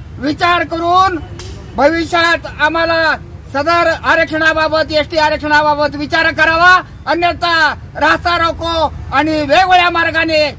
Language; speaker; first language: Marathi; non-native, local second language; Lambadi